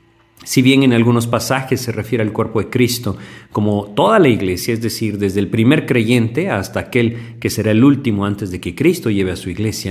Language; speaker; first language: Spanish; native; Spanish